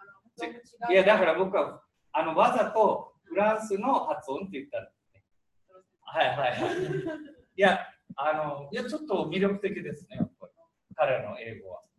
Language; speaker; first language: Japanese; native; Japanese